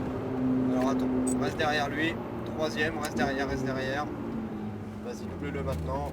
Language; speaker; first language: French; native; French